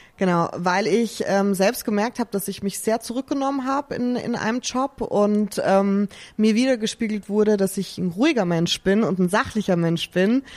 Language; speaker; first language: German; native; German